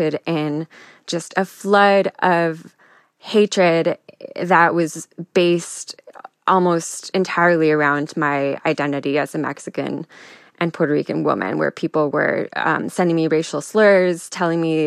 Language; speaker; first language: English; early bilingual, other home language; Spanish